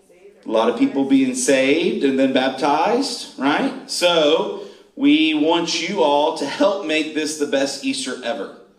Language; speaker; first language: English; native; English